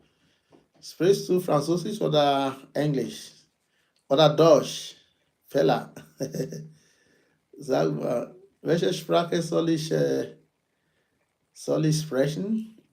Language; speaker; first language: German; non-native, fluent; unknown